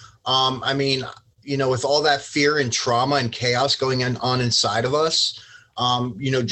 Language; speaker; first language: English; native; English